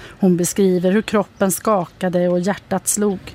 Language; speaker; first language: Swedish; native; Swedish